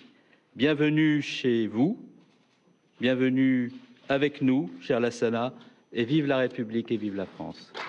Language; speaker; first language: French; native; French